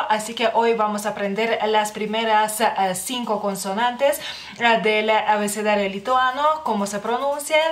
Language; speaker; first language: Spanish; non-native, fluent; Lithuanian